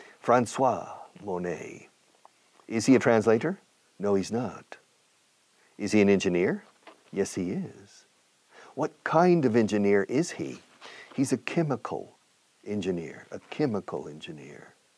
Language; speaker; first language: English; native; English